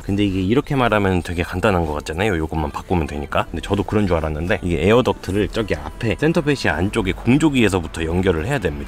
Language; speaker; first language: Korean; native; Korean